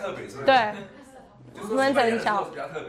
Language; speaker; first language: Chinese; non-native, learner; Spanish